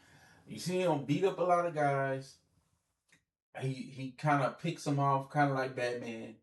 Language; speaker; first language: English; native; English